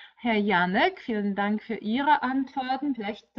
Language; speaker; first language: German; non-native, fluent; Polish